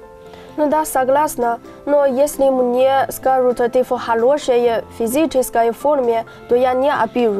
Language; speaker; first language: Russian; non-native, fluent; Chinese